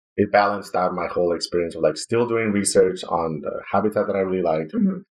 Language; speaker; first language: English; non-native, fluent; Spanish